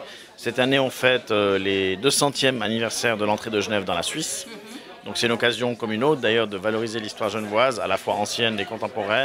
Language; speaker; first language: French; native; French